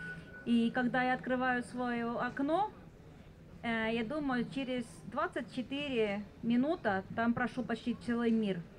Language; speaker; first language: Russian; non-native, fluent; Estonian